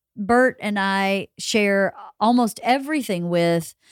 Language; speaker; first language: English; native; English